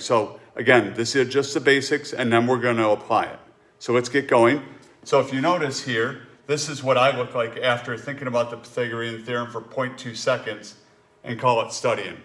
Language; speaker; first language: English; native; English